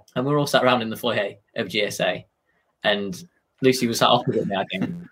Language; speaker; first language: English; native; English